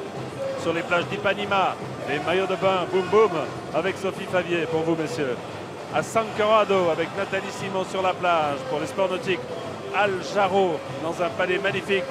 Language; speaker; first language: French; native; French